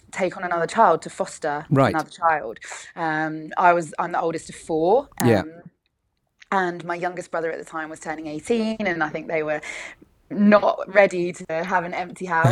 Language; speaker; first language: English; native; English